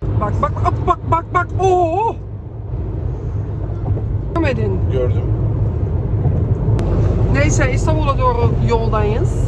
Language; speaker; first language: Turkish; early bilingual, heritage; Turkish